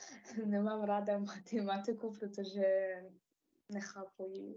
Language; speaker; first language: Czech; non-native, learner; Ukrainian